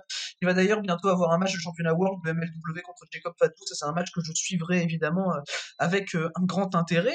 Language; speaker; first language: French; native; French